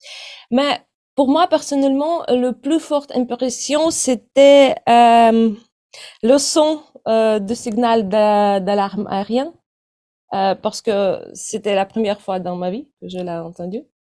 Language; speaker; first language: French; non-native, fluent; Ukrainian